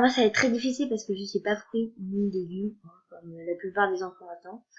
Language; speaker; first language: French; native; French